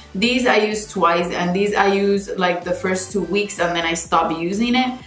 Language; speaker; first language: English; non-native, fluent; Spanish